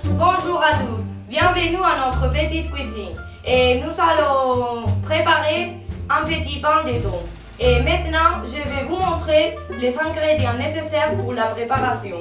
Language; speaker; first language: French; non-native, learner; Spanish